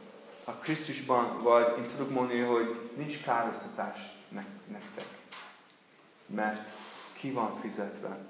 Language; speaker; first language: Hungarian; non-native, fluent; English